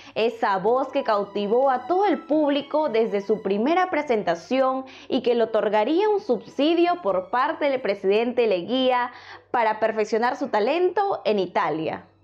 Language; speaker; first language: Spanish; native; Spanish